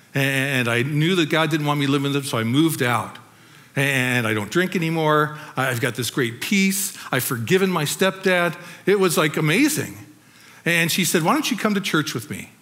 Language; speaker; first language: English; native; English